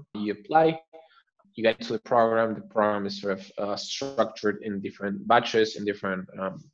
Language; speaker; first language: English; non-native, fluent; Spanish